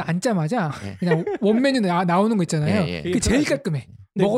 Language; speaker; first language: Korean; native; Korean